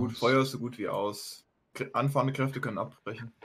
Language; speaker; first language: German; native; German